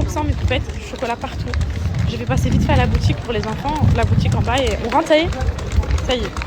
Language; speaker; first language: French; native; French